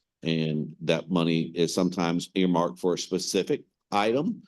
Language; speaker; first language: English; native; English